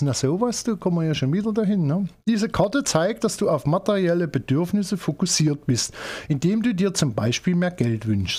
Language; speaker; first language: German; native; German